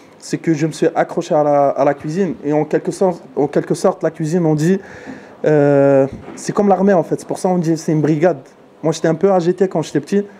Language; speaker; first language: French; early bilingual, other home language; Arabic